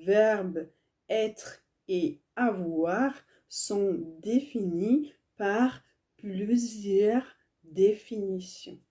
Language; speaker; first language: French; non-native, learner; Tigrinya